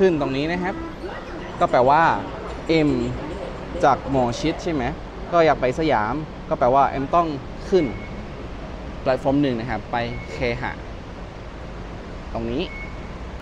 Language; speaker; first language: Thai; non-native, fluent; Indonesian